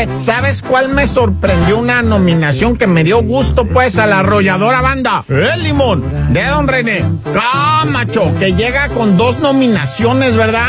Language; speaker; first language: Spanish; native; Spanish